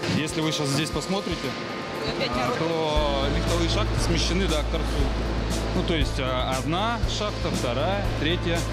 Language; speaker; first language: Russian; native; Russian